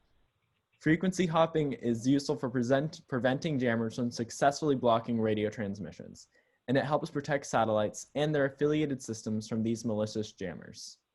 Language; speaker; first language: English; native; English